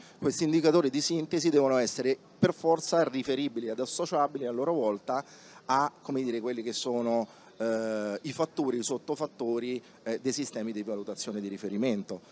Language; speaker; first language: Italian; native; Italian